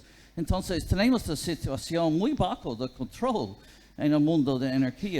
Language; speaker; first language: Spanish; non-native, fluent; English